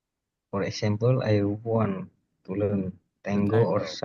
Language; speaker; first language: English; non-native, learner; Indonesian